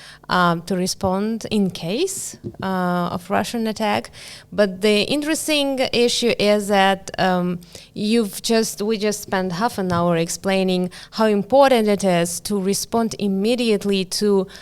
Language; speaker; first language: English; non-native, fluent; Ukrainian